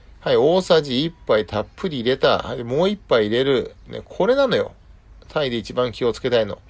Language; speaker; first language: Japanese; native; Japanese